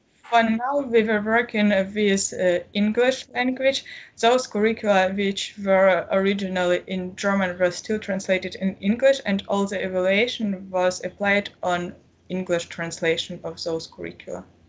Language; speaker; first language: English; non-native, fluent; Ukrainian